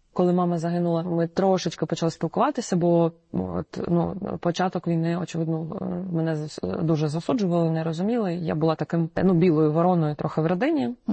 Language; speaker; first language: Ukrainian; non-native, local second language; Russian